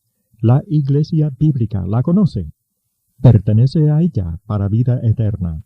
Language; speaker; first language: Spanish; native; Spanish